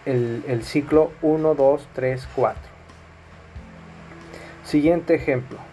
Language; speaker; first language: Spanish; native; Spanish